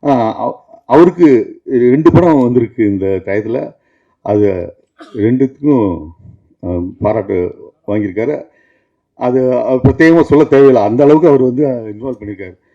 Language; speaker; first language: Tamil; native; Tamil